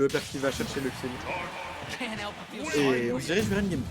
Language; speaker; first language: French; native; French